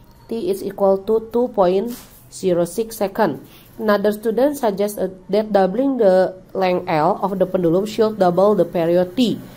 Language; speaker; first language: English; non-native, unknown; Indonesian